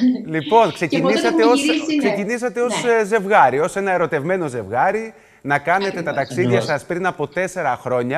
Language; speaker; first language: Greek; native; Greek